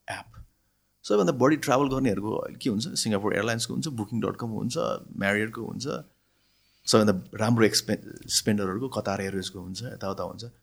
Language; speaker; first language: Nepali; native; Nepali